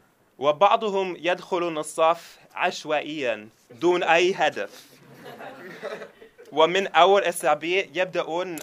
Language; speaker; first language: Arabic; non-native, fluent; English